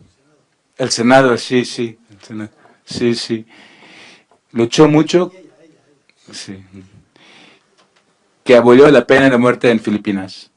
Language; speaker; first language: Spanish; non-native, learner; Filipino